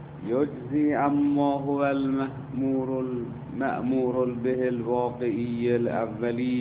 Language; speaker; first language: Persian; native; Persian